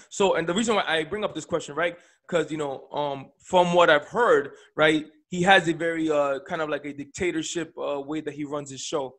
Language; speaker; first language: English; early bilingual, other home language; Spanish